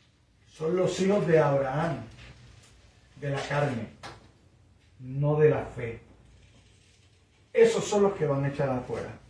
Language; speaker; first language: Spanish; native; Spanish